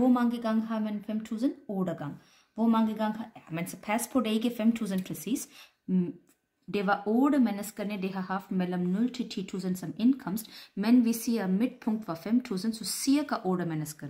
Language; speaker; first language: Danish; non-native, fluent; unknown